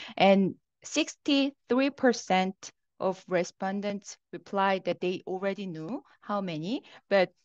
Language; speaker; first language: English; non-native, fluent; Korean